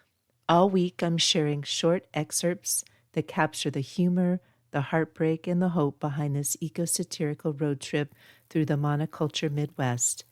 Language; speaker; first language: English; native; English